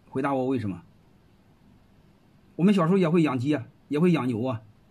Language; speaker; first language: Chinese; native; Chinese